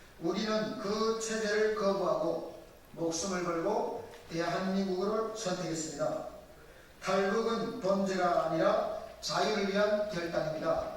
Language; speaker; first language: Korean; native; Korean